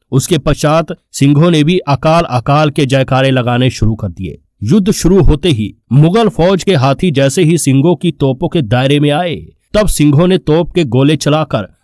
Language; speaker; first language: Hindi; non-native, local second language; Punjabi